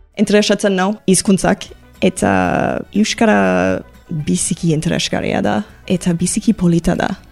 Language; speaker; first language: Basque; non-native, learner; English